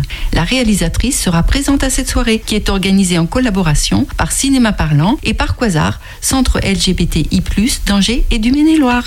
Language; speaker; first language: French; native; French